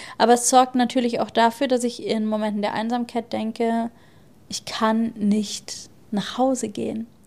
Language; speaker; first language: German; native; German